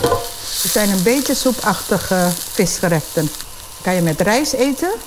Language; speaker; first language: Dutch; non-native, fluent; Indonesian